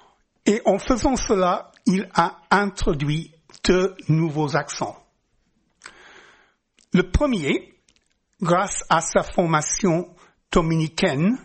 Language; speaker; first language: French; non-native, fluent; English